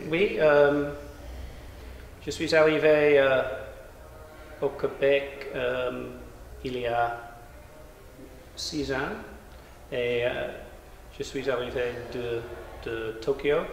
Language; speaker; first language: French; non-native, learner; English